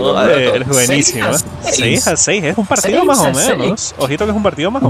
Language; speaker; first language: Spanish; native; Spanish